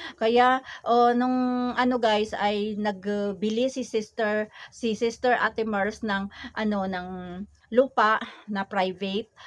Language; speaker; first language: Filipino; non-native, local second language; Hiligaynon